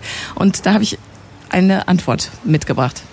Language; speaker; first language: German; native; German